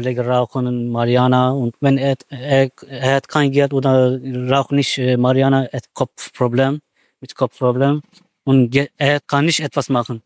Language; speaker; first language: German; non-native, learner; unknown